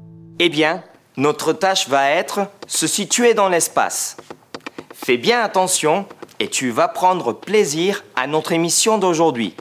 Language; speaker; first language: French; non-native, fluent; Spanish